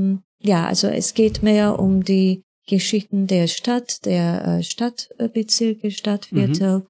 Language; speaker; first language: German; non-native, fluent; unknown